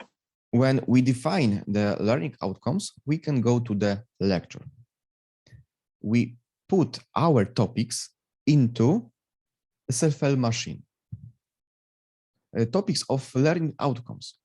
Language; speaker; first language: English; non-native, fluent; Polish